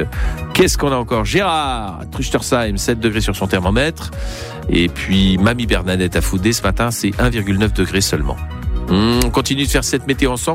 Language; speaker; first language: French; native; French